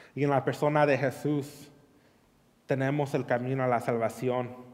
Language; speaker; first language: Spanish; early bilingual, heritage; Spanish